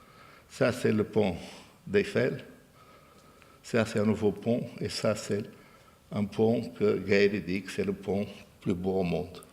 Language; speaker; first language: French; non-native, fluent; Portuguese